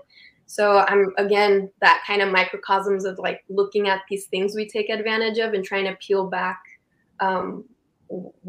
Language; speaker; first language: English; native; English